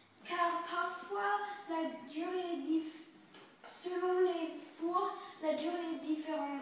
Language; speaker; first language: French; early bilingual, other home language; English